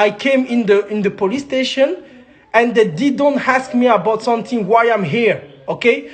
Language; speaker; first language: English; non-native, learner; French